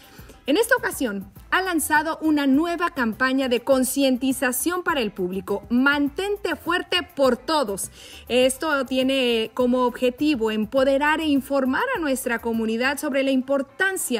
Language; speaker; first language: Spanish; native; Spanish